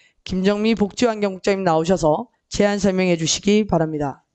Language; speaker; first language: Korean; native; Korean